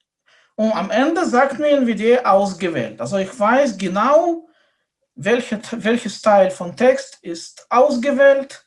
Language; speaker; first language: German; non-native, fluent; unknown